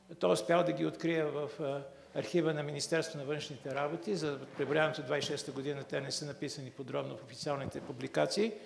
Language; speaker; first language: Bulgarian; native; Bulgarian